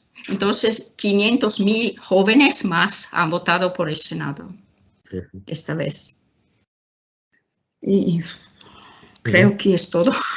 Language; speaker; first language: Spanish; non-native, fluent; Italian